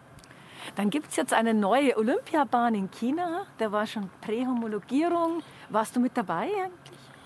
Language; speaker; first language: German; native; German